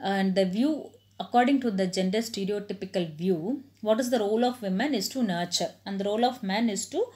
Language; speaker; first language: English; non-native, local second language; Tamil